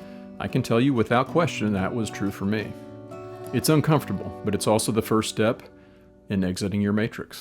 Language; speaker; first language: English; native; English